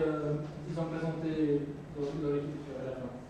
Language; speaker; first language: French; non-native, learner; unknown